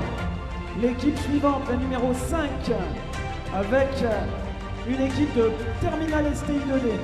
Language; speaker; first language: French; native; French